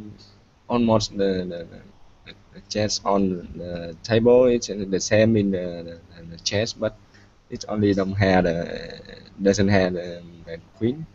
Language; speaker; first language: English; non-native, learner; Vietnamese